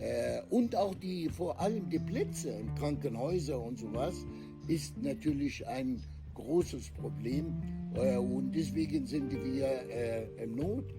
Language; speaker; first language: German; non-native, fluent; Arabic